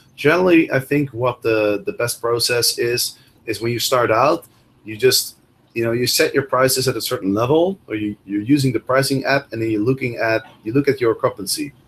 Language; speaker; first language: English; non-native, fluent; Dutch